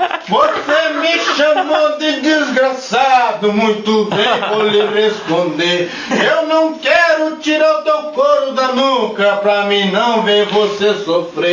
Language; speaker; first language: Portuguese; native; Portuguese